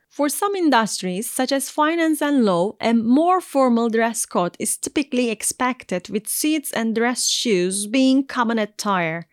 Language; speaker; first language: English; non-native, fluent; Turkish